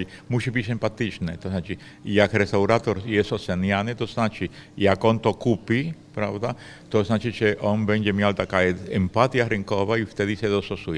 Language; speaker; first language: Polish; non-native, fluent; Spanish